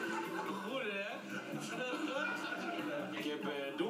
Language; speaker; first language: Dutch; non-native, learner; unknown